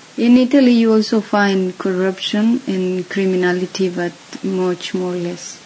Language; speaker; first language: English; non-native, learner; Slovak